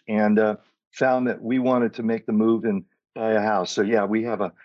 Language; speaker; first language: English; native; English